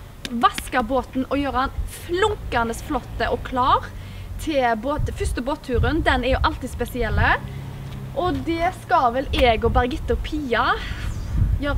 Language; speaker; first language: Norwegian; native; Norwegian